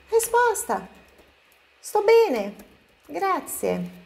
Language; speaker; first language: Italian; non-native, fluent; Portuguese